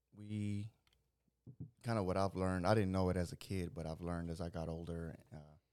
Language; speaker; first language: English; early bilingual, other home language; Spanish